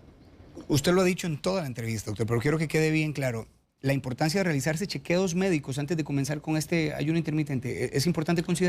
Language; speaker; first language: Spanish; native; Spanish